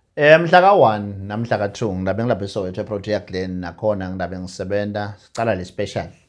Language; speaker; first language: Zulu; native; Zulu